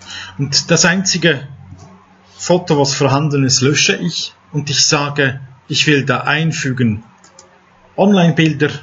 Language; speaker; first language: German; non-native, fluent; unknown